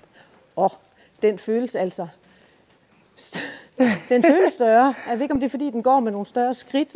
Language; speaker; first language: Danish; native; Danish